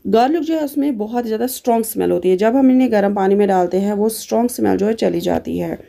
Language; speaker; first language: Hindi; non-native, local second language; Kashmiri